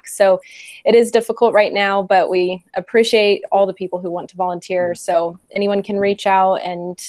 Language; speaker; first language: English; native; English